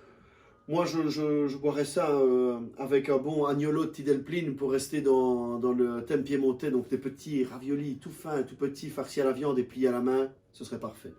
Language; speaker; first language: French; native; French